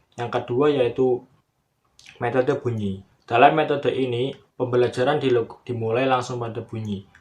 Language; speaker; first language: Indonesian; native; Indonesian